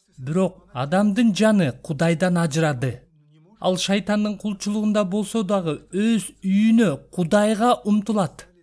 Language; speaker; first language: Kyrgyz; non-native, local second language; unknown